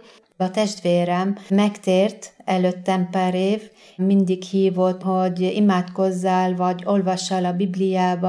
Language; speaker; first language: Hungarian; non-native, fluent; Arabic